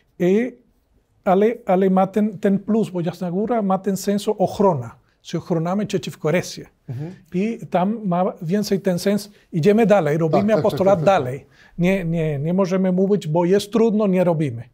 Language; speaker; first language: Polish; non-native, learner; Spanish